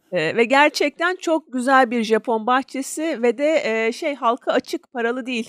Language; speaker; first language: Turkish; native; Turkish